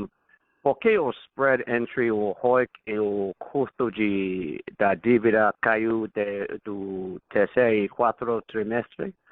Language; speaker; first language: Portuguese; non-native, fluent; English